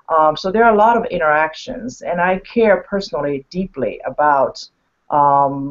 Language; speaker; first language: English; non-native, fluent; Chinese